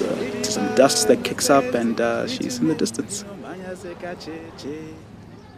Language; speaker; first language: English; non-native, local second language; Shona